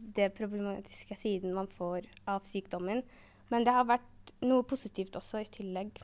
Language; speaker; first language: Norwegian; early bilingual, other home language; Arabic